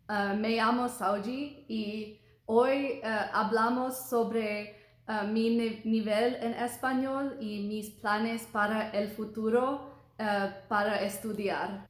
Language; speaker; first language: Spanish; non-native, learner; English